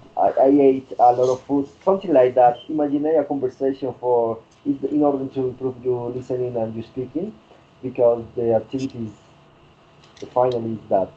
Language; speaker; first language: English; non-native, learner; Spanish